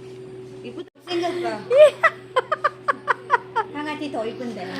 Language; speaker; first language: Korean; non-native, learner; Filipino